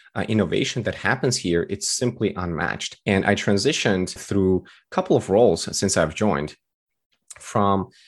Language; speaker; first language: English; early bilingual, other home language; Tajik